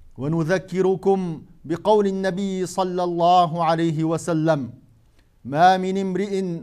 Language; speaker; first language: Arabic; non-native, fluent; Uyghur